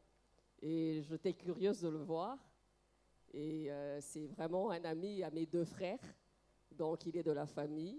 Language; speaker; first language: French; non-native, local second language; Lingala